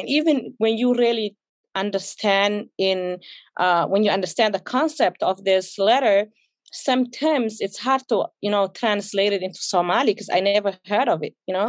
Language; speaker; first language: English; non-native, fluent; Somali